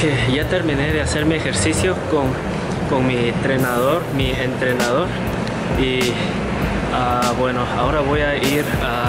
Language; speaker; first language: Spanish; non-native, fluent; Korean